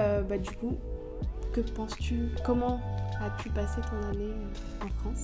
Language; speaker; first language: French; native; French